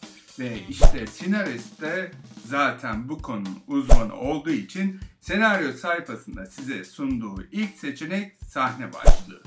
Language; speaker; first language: Turkish; native; Turkish